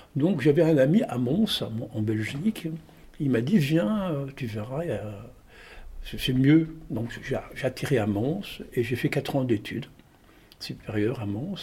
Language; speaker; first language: French; non-native, local second language; Arabic